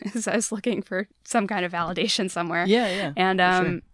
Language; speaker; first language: English; native; English